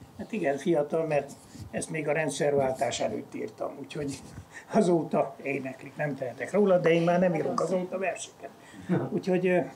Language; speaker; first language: Hungarian; native; Hungarian